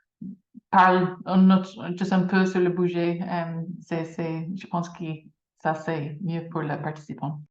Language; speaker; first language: French; non-native, fluent; English